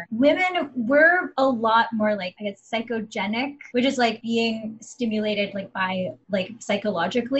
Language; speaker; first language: English; native; English